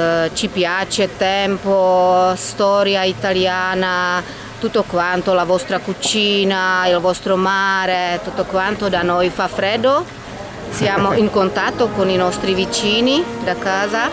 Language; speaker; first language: Italian; non-native, fluent; Czech